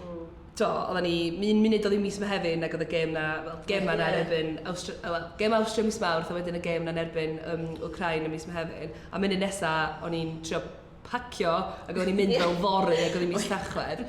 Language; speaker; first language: Welsh; native; Welsh